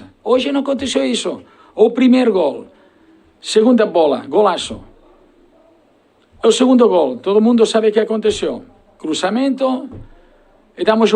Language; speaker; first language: Portuguese; non-native, learner; Spanish